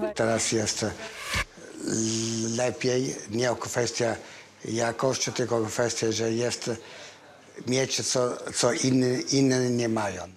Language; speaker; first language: Polish; non-native, learner; Italian